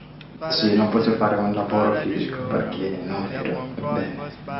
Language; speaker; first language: Italian; non-native, learner; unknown